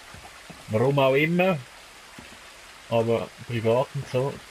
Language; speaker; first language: German; native; German